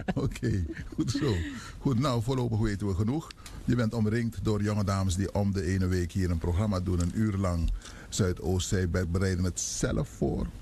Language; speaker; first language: Dutch; non-native, local second language; Papiamento